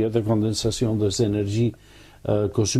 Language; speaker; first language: French; non-native, learner; Catalan